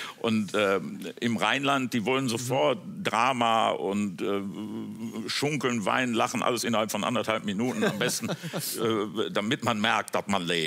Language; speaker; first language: German; native; German